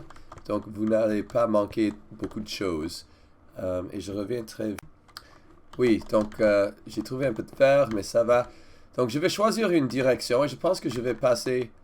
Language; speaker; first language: French; non-native, learner; English